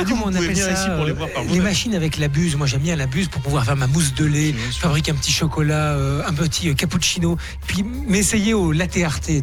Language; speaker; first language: French; native; French